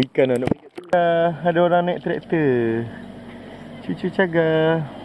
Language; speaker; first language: Malay; native; Malay